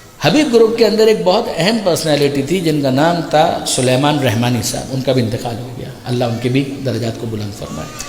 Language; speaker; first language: Urdu; native; Urdu